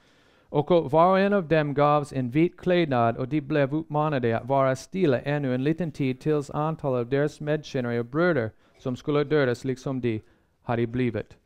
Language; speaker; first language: Swedish; non-native, fluent; English